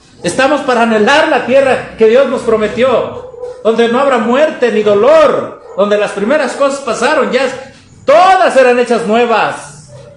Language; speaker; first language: Spanish; native; Spanish